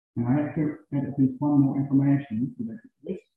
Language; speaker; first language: English; non-native, fluent; Czech